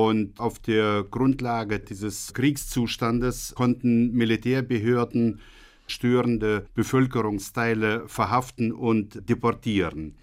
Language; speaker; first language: German; native; German